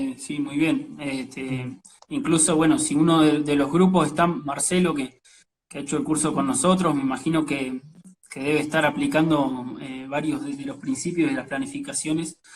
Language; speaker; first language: Spanish; native; Spanish